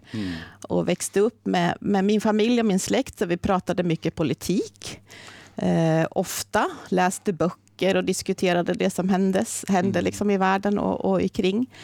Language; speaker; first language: Swedish; native; Swedish